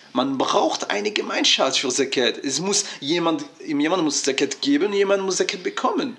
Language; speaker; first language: German; non-native, fluent; French